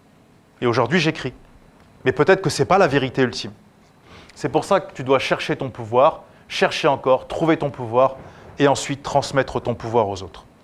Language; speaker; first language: French; native; French